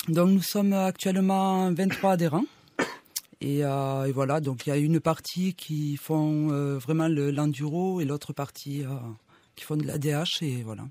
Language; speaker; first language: French; native; French